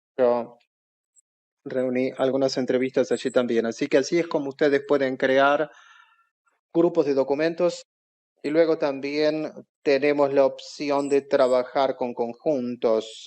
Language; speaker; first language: Spanish; non-native, fluent; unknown